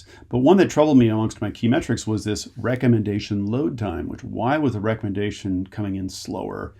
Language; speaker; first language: English; native; English